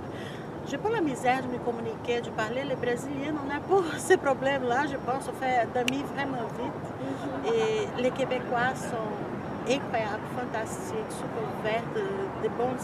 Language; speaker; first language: French; non-native, fluent; Portuguese